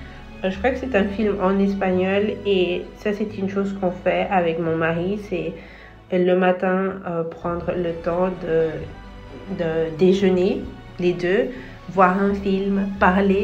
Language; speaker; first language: French; non-native, fluent; Spanish